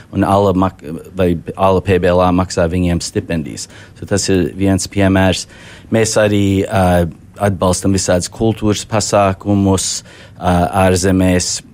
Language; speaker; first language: Latvian; early bilingual, heritage; Latvian